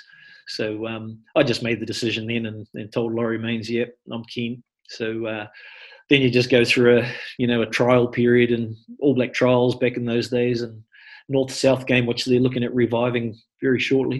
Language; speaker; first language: English; native; English